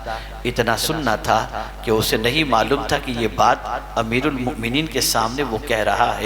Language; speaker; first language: Urdu; native; Urdu